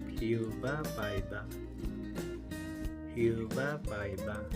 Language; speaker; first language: Finnish; non-native, learner; Filipino